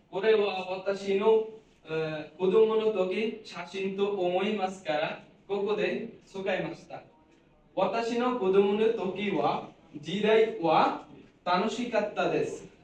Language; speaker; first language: Japanese; non-native, learner; Bangla